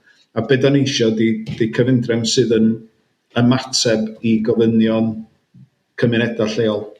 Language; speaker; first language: Welsh; native; Welsh